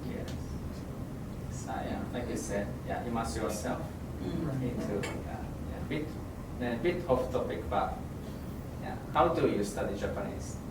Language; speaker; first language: English; non-native, fluent; Japanese